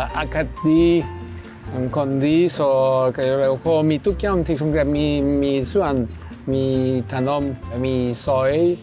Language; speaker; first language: Thai; non-native, learner; French